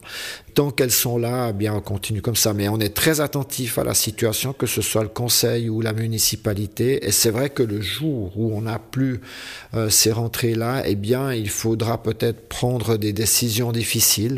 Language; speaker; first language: French; native; French